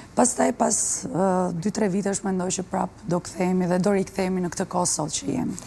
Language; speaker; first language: Albanian; early bilingual, heritage; Albanian